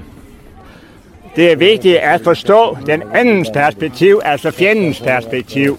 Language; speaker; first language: Danish; native; Danish